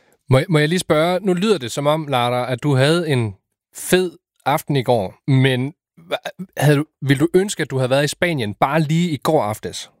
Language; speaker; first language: Danish; native; Danish